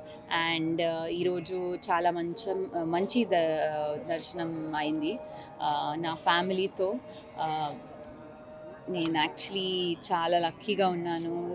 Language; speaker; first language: Telugu; non-native, learner; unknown